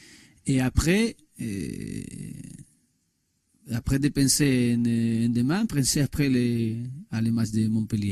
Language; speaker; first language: French; non-native, learner; Spanish